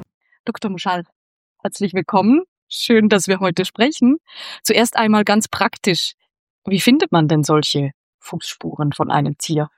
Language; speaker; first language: German; native; German